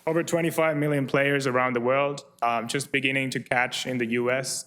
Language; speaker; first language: English; non-native, fluent; Finnish